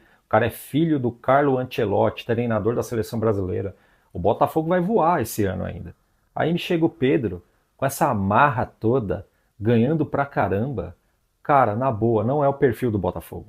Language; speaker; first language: Portuguese; native; Portuguese